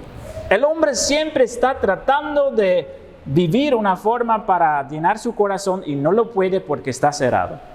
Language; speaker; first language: Spanish; non-native, fluent; Dutch